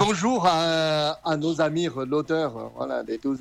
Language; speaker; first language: French; non-native, learner; Chinese